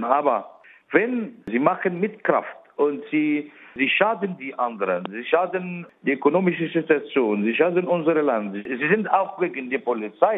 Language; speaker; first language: German; non-native, learner; Arabic